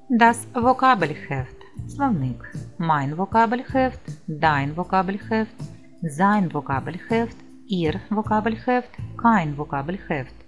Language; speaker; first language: German; non-native, fluent; Ukrainian